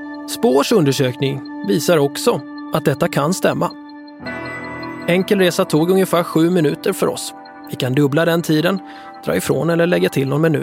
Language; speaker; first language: Swedish; native; Swedish